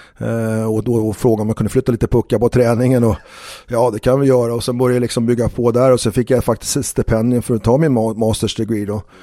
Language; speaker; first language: Swedish; native; Swedish